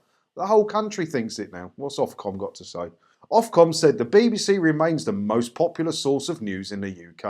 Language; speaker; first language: English; native; English